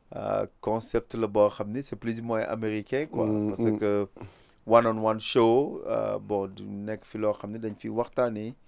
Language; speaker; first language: French; non-native, local second language; Wolof